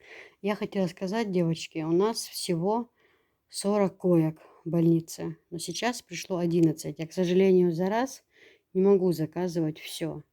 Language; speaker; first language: Russian; native; Russian